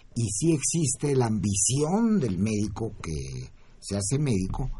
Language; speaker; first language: Spanish; native; Spanish